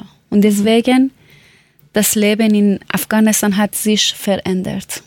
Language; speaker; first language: German; non-native, learner; Persian